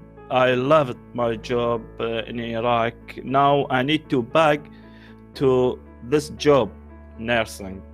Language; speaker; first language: English; non-native, learner; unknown